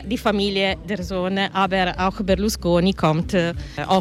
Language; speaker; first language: German; non-native, learner; Italian